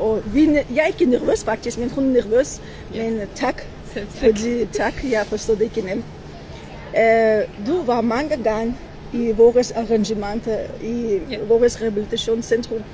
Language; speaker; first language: Danish; non-native, learner; Armenian